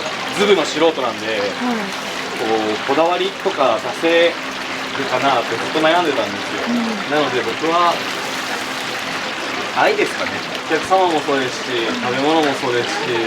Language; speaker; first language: Japanese; native; Japanese